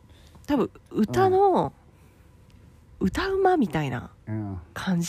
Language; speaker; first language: Japanese; native; Japanese